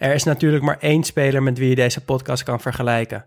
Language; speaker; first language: Dutch; native; Dutch